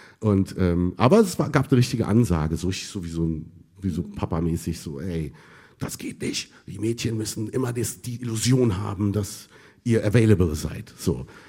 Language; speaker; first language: German; early bilingual, other home language; Arabic